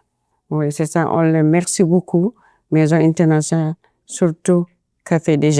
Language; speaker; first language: French; non-native, fluent; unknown